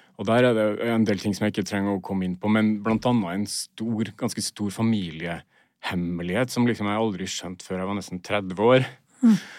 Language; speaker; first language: Norwegian; native; Norwegian